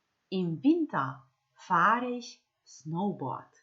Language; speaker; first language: German; non-native, fluent; Macedonian